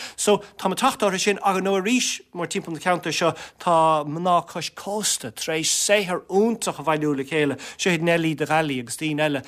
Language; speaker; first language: Irish; non-native, local second language; English